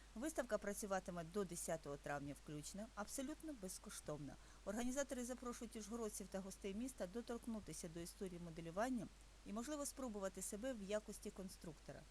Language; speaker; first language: Ukrainian; native; Ukrainian